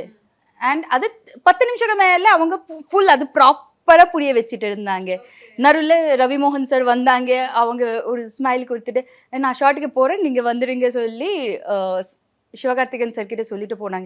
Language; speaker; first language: Tamil; non-native, local second language; Bangla